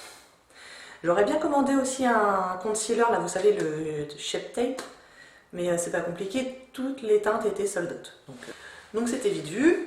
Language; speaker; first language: French; native; French